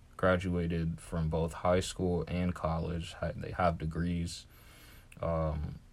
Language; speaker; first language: English; native; English